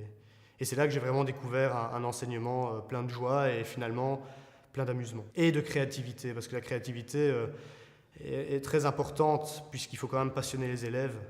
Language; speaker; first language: French; native; French